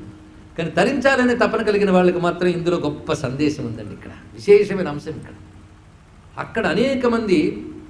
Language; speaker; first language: Telugu; native; Telugu